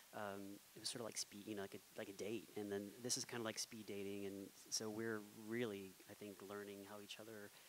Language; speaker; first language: English; native; English